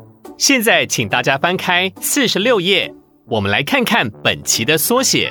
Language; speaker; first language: Chinese; native; Chinese